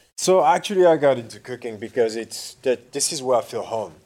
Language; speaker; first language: English; non-native, fluent; Arabic